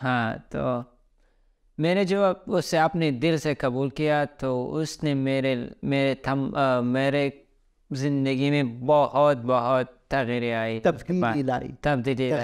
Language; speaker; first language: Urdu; early bilingual, other home language; Pashto